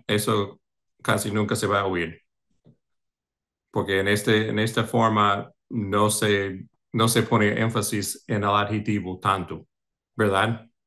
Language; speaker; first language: Spanish; non-native, fluent; English